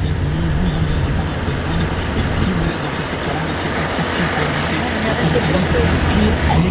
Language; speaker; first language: French; native; French